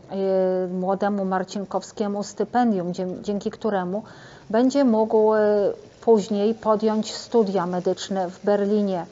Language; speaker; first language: Polish; native; Polish